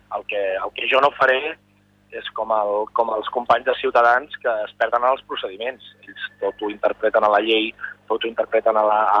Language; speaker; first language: Catalan; native; Catalan